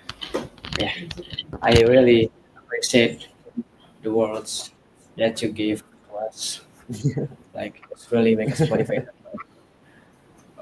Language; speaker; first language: English; non-native, learner; Indonesian